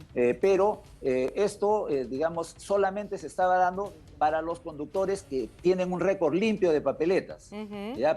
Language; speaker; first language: Spanish; native; Spanish